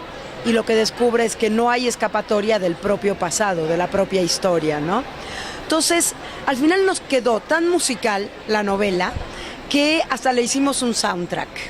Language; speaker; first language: Spanish; native; Spanish